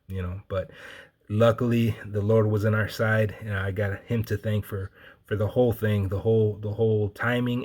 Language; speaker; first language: English; native; English